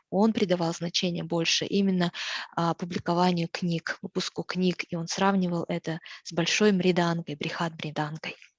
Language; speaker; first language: Russian; native; Russian